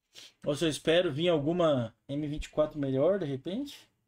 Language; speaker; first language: Portuguese; native; Portuguese